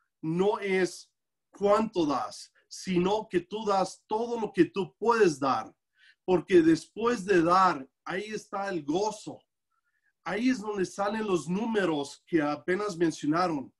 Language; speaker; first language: Spanish; non-native, local second language; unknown